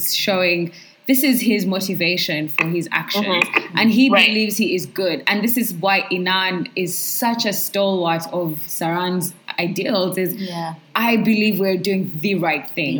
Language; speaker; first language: English; non-native, local second language; Ganda